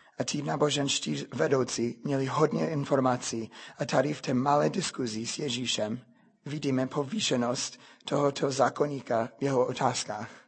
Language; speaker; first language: Czech; non-native, fluent; English